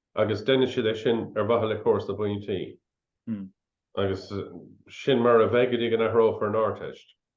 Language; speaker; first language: Irish; non-native, local second language; English